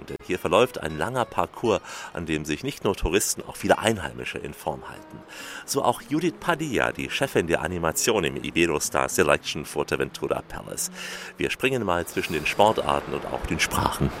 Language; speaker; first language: German; native; German